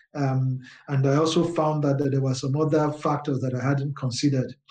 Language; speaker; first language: English; non-native, local second language; Yoruba